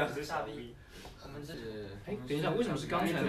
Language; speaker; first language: Chinese; native; Chinese